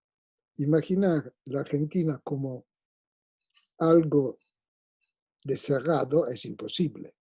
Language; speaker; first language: Spanish; non-native, fluent; Italian